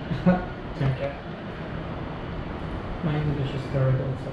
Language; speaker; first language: English; non-native, learner; Spanish